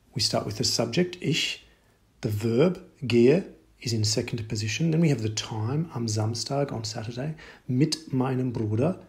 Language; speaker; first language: English; native; English